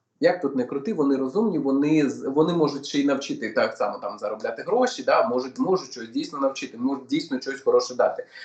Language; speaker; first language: Ukrainian; non-native, local second language; Russian